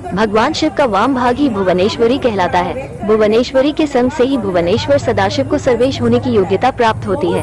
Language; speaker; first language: Hindi; native; Hindi